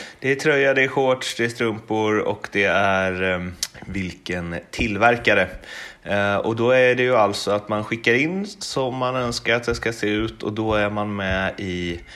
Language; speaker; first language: Swedish; native; Swedish